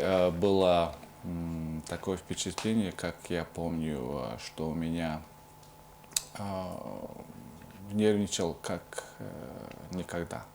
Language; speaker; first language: Russian; non-native, fluent; Mongolian